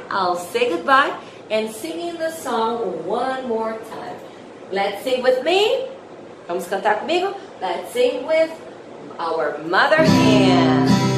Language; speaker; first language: English; non-native, fluent; Portuguese